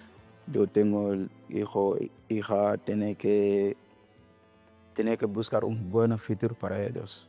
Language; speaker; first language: Spanish; non-native, learner; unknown